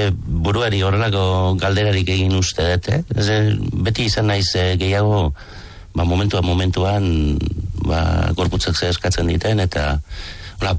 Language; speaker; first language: Basque; native; Basque